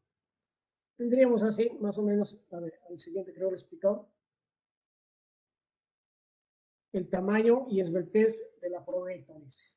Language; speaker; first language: Spanish; native; Spanish